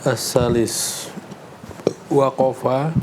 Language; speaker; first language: Arabic; non-native, learner; Indonesian